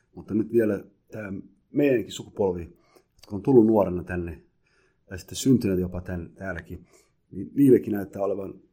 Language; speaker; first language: Finnish; early bilingual, other home language; Somali